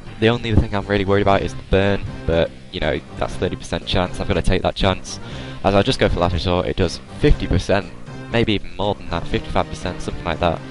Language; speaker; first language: English; native; English